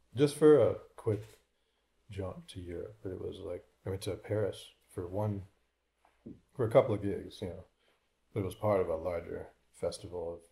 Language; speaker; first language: English; native; English